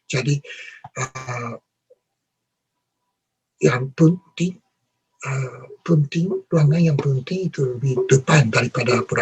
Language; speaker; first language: Indonesian; non-native, learner; Japanese